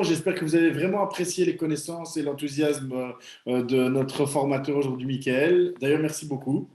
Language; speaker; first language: French; native; French